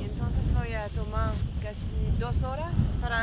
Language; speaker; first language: Spanish; non-native, learner; French